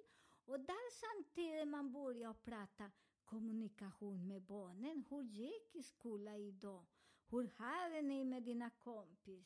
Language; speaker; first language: Swedish; non-native, learner; Spanish